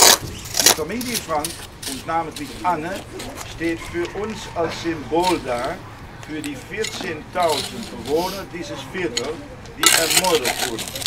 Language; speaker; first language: German; non-native, fluent; Dutch